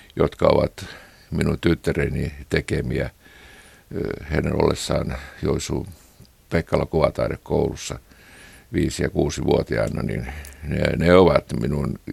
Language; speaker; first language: Finnish; native; Finnish